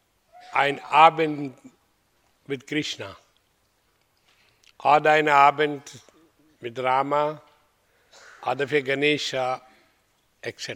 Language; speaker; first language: German; non-native, learner; Hindi